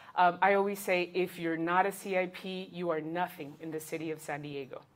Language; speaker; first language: English; early bilingual, other home language; Spanish